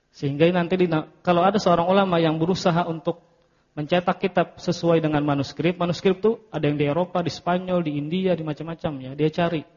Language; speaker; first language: Indonesian; native; Indonesian